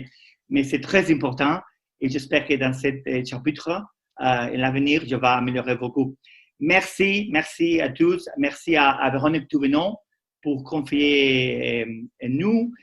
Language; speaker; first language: French; non-native, learner; Spanish